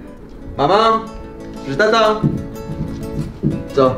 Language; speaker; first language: Chinese; non-native, fluent; French